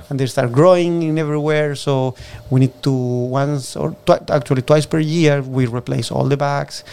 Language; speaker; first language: English; non-native, fluent; Spanish